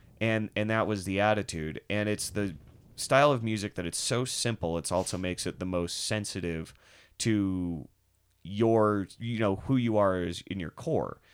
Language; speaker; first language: English; native; English